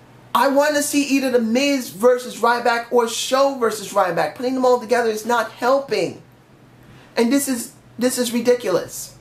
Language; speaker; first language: English; native; English